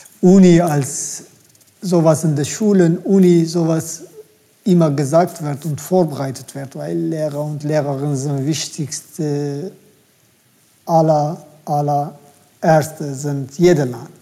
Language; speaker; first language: German; non-native, fluent; Turkish